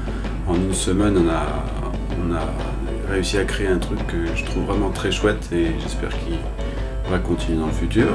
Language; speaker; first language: French; native; French